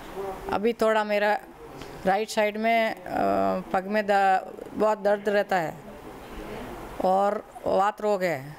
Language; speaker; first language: Hindi; non-native, local second language; Marwari